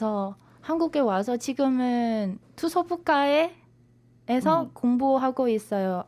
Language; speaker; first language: Korean; non-native, learner; Vietnamese